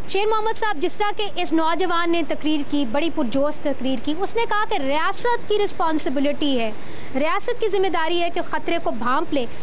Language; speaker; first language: Urdu; native; Urdu